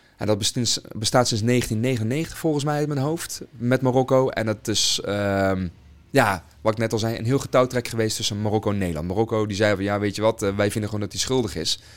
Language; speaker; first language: Dutch; native; Dutch